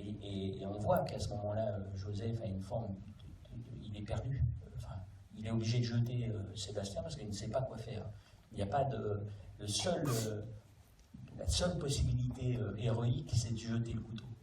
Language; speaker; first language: French; native; French